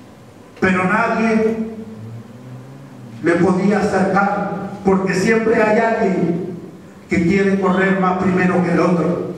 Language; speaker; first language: Spanish; native; Spanish